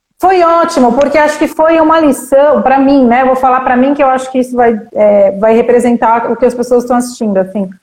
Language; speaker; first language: Portuguese; native; Portuguese